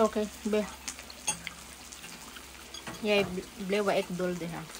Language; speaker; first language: Danish; non-native, learner; Filipino